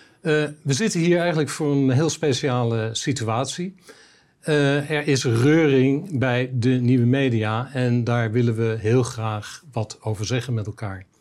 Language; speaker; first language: Dutch; native; Dutch